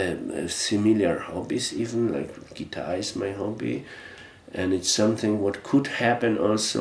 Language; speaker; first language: English; non-native, fluent; Polish